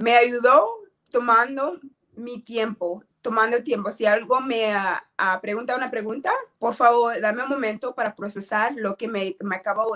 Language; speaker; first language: Spanish; non-native, learner; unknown